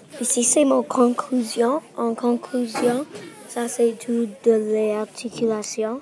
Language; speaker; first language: French; non-native, learner; English